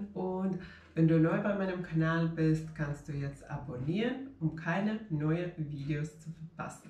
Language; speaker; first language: German; non-native, fluent; Finnish